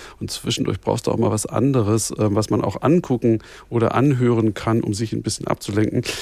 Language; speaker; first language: German; native; German